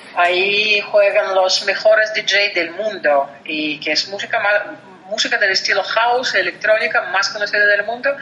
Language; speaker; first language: Spanish; non-native, fluent; Russian